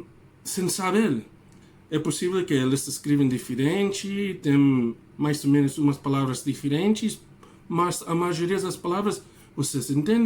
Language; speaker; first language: Portuguese; non-native, learner; English